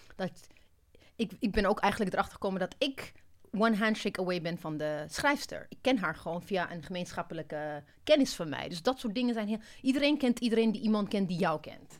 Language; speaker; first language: Dutch; non-native, fluent; Amharic